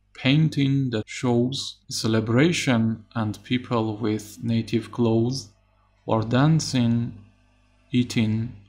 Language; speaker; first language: English; non-native, fluent; Persian